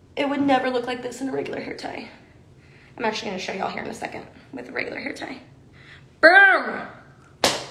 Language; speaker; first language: English; native; English